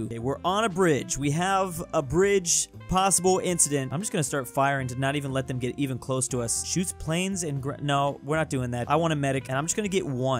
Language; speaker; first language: English; native; English